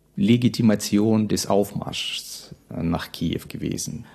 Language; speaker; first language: German; non-native, fluent; Ukrainian